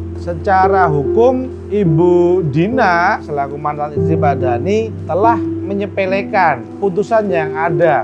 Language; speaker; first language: Indonesian; native; Indonesian